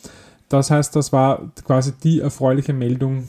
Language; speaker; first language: German; native; German